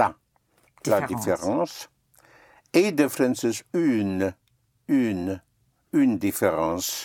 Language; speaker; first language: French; non-native, fluent; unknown